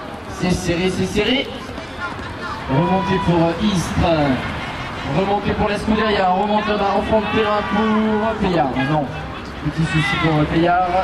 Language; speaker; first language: French; native; French